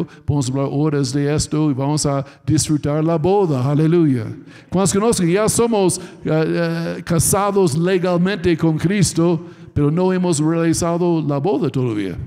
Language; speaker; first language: Spanish; non-native, fluent; English